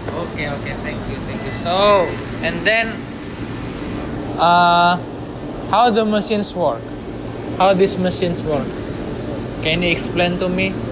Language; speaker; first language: English; non-native, learner; Indonesian